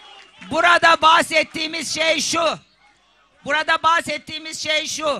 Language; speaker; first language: Turkish; native; Turkish